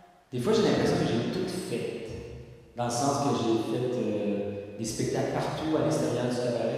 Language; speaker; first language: French; native; French